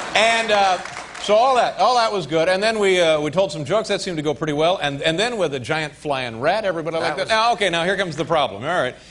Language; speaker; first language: English; native; English